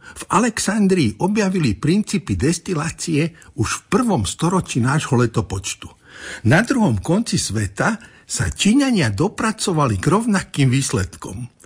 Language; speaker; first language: Slovak; native; Slovak